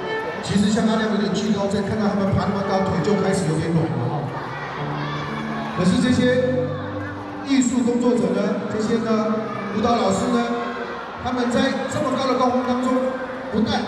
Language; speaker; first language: Chinese; native; Chinese